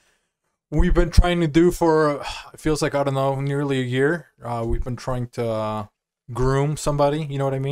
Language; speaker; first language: English; native; English